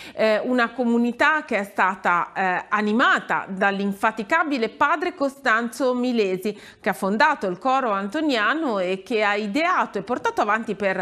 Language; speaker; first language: Italian; native; Italian